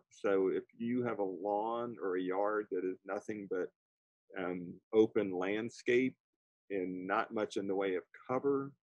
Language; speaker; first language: English; native; English